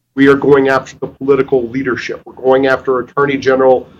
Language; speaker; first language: English; native; English